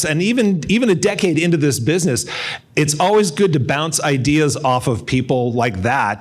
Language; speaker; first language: English; native; English